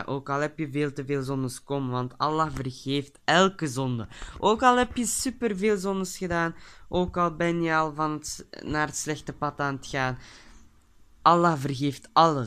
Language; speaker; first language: Dutch; early bilingual, other home language; Turkish